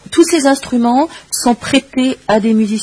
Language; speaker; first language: French; native; French